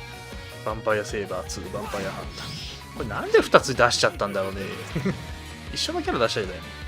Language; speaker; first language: Japanese; native; Japanese